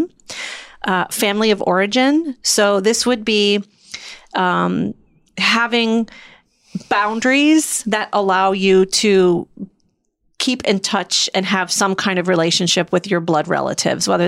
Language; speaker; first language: English; native; English